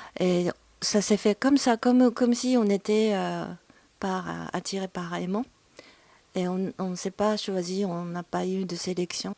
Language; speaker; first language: French; non-native, fluent; Japanese